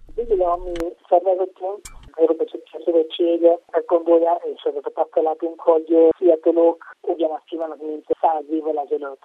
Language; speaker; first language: Hungarian; non-native, fluent; Italian